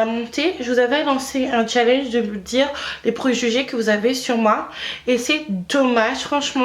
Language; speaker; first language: French; native; French